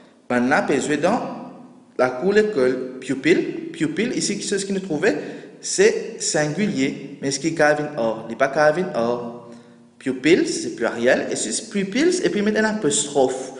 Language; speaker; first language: French; non-native, local second language; Morisyen